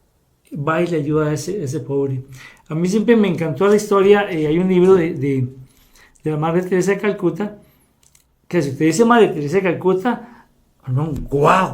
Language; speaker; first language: Spanish; native; Spanish